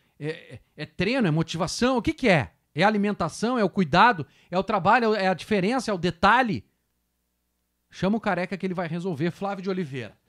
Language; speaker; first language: Portuguese; native; Portuguese